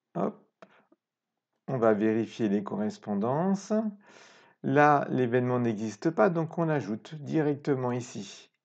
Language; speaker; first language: French; native; French